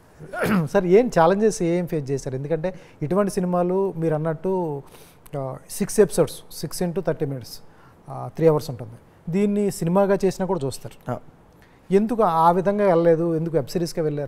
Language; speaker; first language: Telugu; native; Telugu